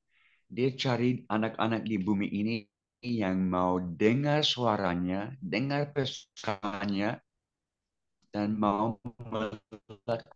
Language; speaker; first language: Indonesian; non-native, fluent; English